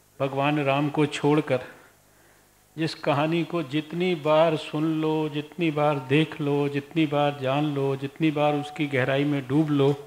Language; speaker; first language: Hindi; native; Hindi